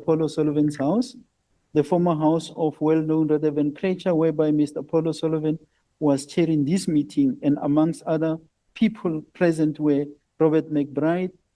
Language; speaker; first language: English; non-native, local second language; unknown